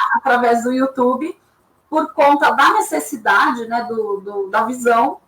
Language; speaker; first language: Portuguese; native; Portuguese